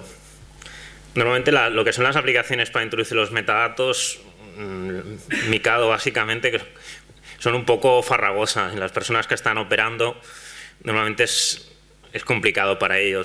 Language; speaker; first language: Spanish; non-native, local second language; Catalan